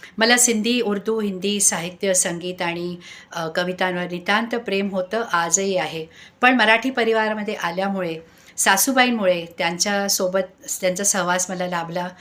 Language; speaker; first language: Marathi; non-native, local second language; Sindhi